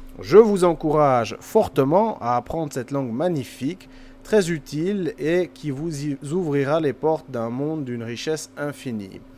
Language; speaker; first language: French; native; French